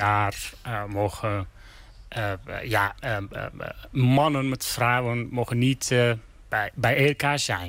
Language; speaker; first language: Dutch; non-native, learner; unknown